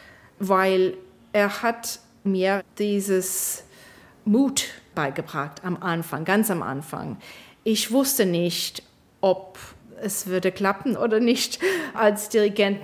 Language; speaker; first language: German; non-native, fluent; English